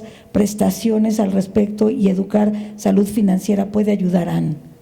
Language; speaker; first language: Spanish; native; Spanish